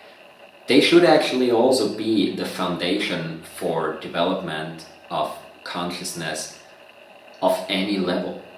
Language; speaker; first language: English; non-native, fluent; German